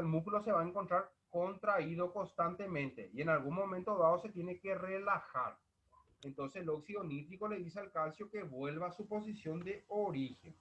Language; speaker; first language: Spanish; native; Spanish